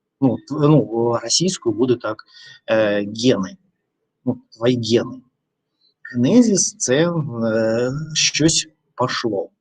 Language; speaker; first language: Ukrainian; non-native, learner; Russian